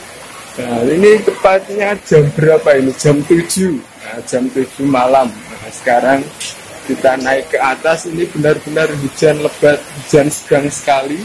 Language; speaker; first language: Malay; non-native, local second language; Javanese